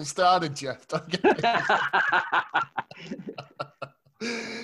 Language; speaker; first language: English; native; English